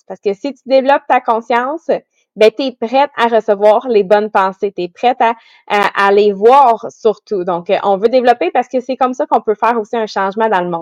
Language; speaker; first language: French; native; French